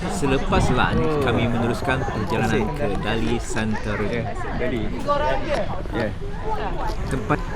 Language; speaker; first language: Malay; native; Malay